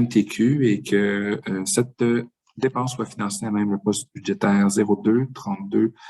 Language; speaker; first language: French; native; French